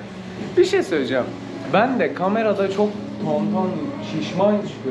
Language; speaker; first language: Turkish; native; Turkish